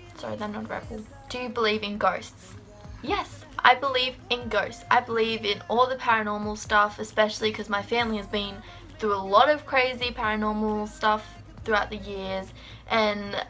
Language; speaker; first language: English; native; English